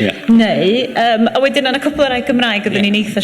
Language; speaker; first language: Welsh; native; Welsh